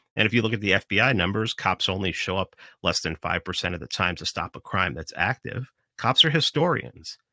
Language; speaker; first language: English; native; English